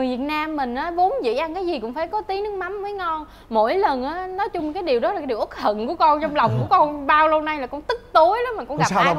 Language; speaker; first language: Vietnamese; native; Vietnamese